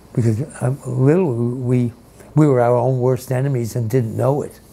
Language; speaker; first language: English; native; English